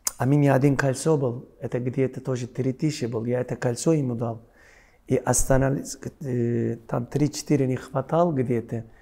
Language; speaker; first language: Russian; non-native, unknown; Turkish